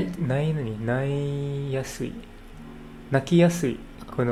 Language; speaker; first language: Japanese; non-native, learner; English